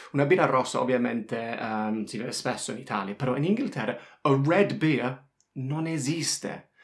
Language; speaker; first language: Italian; non-native, fluent; English